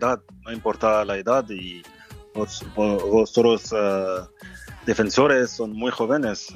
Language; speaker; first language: Spanish; non-native, fluent; French